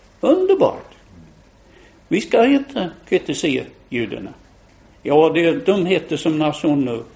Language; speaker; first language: Swedish; non-native, fluent; English